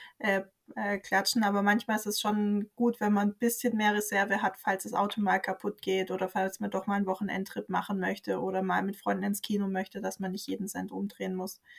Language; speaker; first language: German; native; German